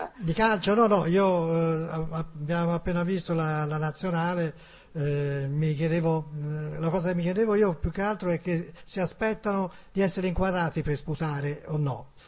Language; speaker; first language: Italian; native; Italian